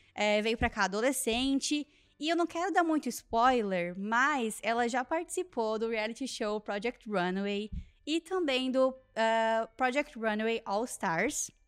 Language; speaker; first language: Portuguese; native; Portuguese